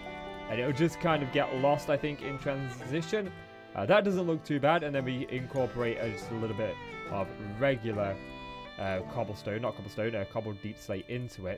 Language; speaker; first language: English; native; English